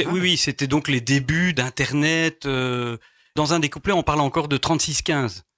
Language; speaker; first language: French; native; French